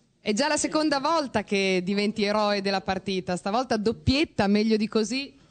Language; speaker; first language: Italian; native; Italian